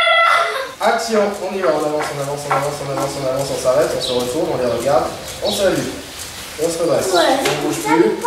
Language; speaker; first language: French; native; French